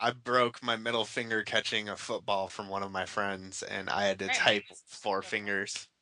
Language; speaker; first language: English; native; English